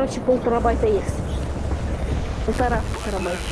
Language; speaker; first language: Russian; native; Russian